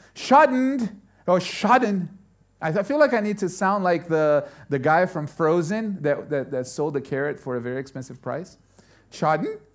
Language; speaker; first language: English; early bilingual, other home language; German